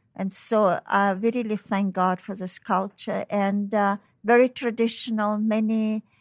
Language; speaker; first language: English; non-native, fluent; Uzbek